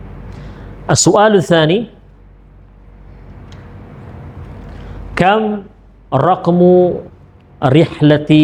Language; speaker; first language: Arabic; non-native, fluent; Indonesian